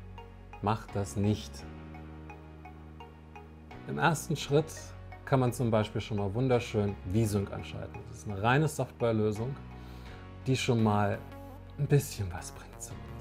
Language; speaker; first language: German; native; German